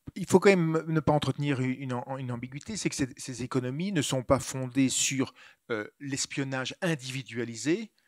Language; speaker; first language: French; native; French